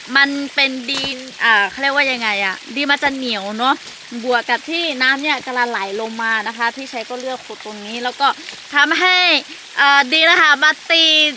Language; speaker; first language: Thai; non-native, local second language; Lahu